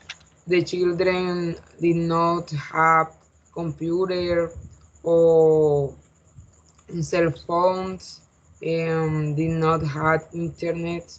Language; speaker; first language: English; non-native, learner; Spanish